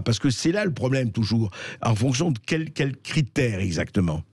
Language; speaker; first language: French; native; French